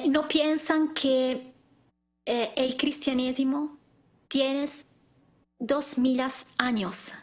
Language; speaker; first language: Spanish; non-native, learner; Italian